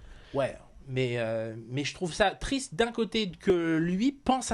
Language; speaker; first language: French; native; French